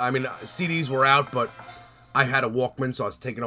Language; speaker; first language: English; native; English